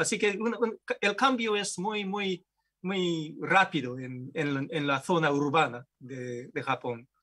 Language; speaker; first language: Spanish; non-native, fluent; Japanese